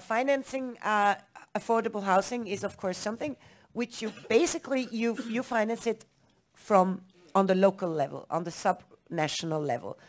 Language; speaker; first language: English; non-native, fluent; German